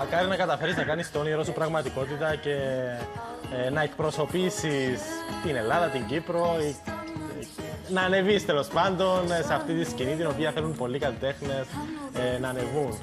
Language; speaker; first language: Greek; native; Greek